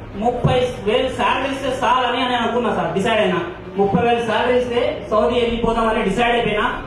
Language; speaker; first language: Telugu; non-native, local second language; Urdu